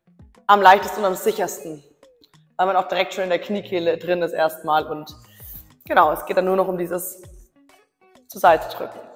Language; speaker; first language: German; native; German